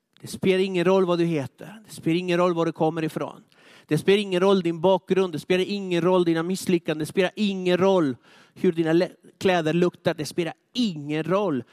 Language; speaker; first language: Swedish; non-native, fluent; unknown